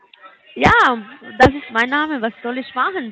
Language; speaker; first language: German; non-native, learner; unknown